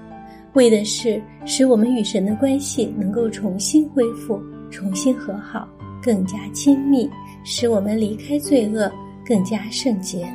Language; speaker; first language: Chinese; native; Chinese